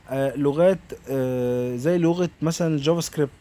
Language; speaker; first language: Arabic; native; Arabic